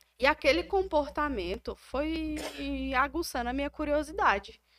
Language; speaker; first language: Portuguese; native; Portuguese